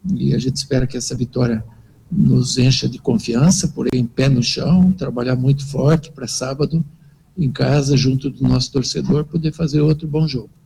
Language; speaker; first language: Portuguese; native; Portuguese